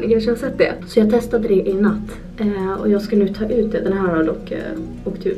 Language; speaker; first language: Swedish; native; Swedish